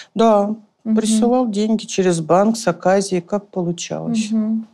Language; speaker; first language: Russian; native; Russian